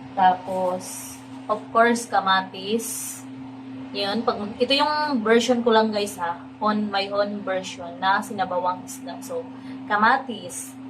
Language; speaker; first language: Filipino; non-native, local second language; Cebuano